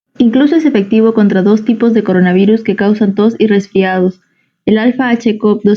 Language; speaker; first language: Spanish; native; Spanish